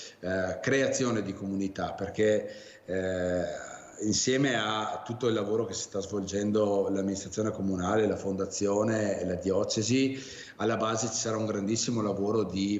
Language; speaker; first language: Italian; native; Italian